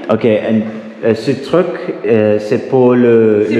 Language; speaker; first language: French; non-native, learner; English